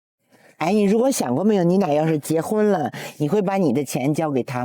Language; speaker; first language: Chinese; native; Chinese